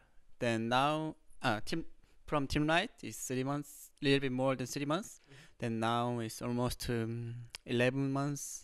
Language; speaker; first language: English; non-native, learner; Korean